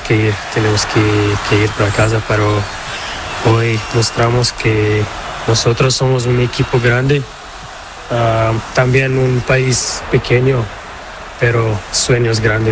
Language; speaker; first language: Spanish; non-native, learner; Portuguese